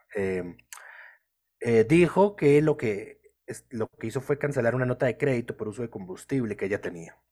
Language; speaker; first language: Spanish; native; Spanish